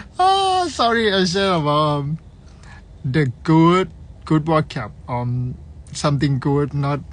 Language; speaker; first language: English; non-native, learner; Thai